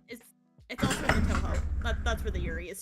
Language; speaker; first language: English; native; English